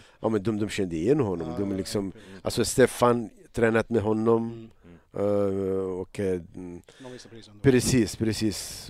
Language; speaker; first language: Swedish; non-native, learner; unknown